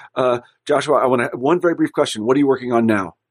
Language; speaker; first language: English; native; English